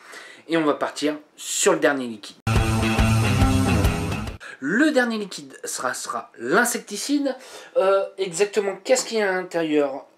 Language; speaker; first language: French; native; French